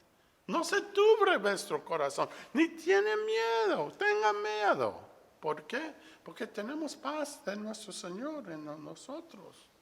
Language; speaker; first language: Spanish; non-native, fluent; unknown